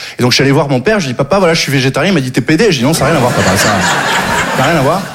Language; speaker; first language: French; native; French